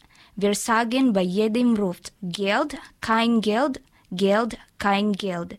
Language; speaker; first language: German; non-native, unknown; Filipino